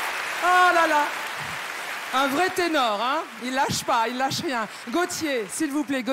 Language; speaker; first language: French; native; French